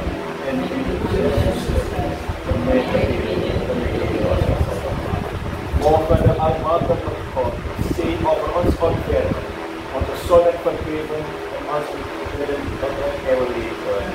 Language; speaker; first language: Dutch; non-native, learner; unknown